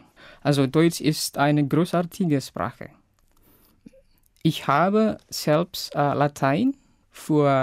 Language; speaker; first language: German; non-native, fluent; Indonesian